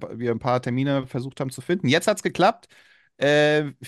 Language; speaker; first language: German; early bilingual, other home language; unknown